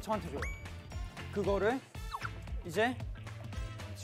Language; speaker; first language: Korean; native; Korean